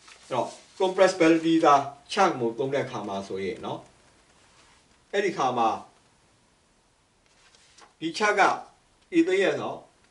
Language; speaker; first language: English; non-native, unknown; Burmese